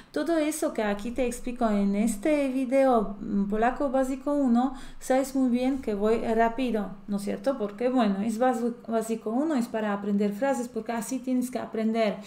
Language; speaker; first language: Spanish; non-native, fluent; Polish